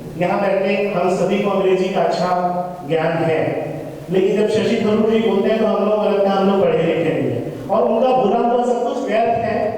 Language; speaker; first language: Hindi; native; Hindi